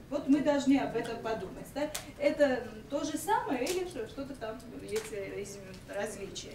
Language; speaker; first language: Russian; non-native, local second language; Georgian